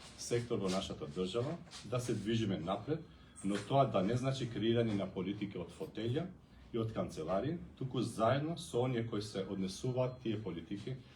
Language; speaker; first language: Macedonian; non-native, local second language; Albanian